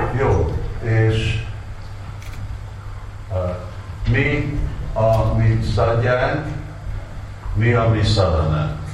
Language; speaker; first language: Hungarian; non-native, learner; Russian